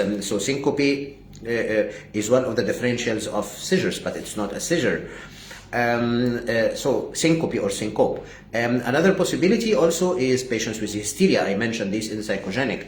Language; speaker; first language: English; non-native, fluent; Arabic